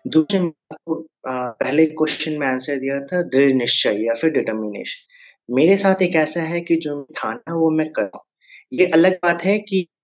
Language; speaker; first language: Hindi; native; Hindi